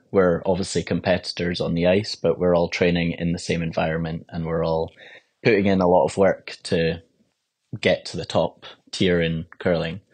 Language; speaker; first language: English; native; English